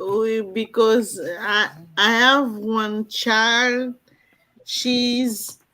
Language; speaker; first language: English; non-native, learner; French